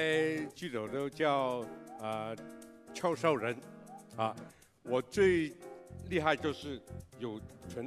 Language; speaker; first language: Chinese; non-native, local second language; Cantonese